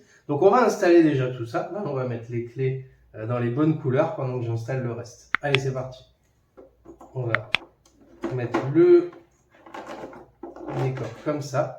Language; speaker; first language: French; native; French